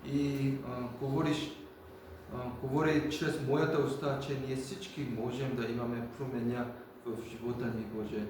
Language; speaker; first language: Bulgarian; non-native, learner; Korean